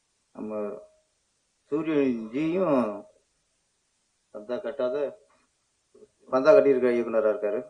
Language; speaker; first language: Tamil; native; Tamil